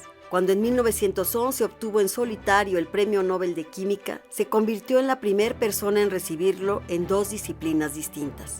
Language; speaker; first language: Spanish; native; Spanish